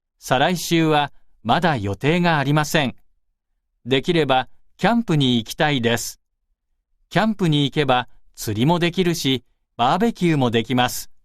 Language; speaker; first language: Japanese; native; Japanese